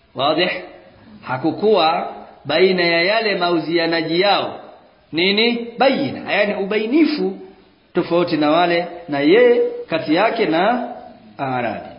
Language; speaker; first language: Swahili; native; Swahili